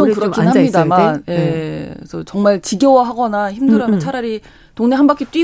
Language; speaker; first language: Korean; native; Korean